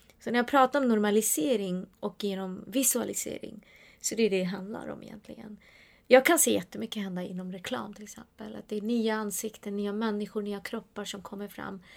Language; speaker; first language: Swedish; early bilingual, other home language; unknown